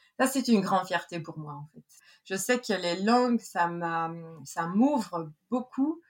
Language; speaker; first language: French; native; French